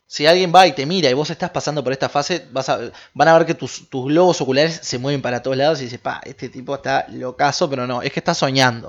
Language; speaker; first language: Spanish; native; Spanish